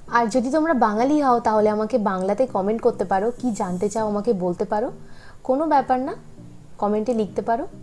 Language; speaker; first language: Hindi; non-native, local second language; Bangla